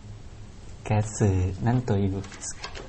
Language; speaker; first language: Japanese; non-native, learner; Thai